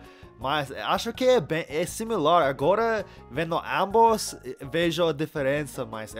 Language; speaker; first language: Portuguese; non-native, fluent; English